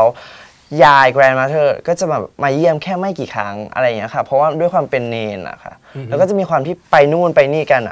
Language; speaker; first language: Thai; native; Thai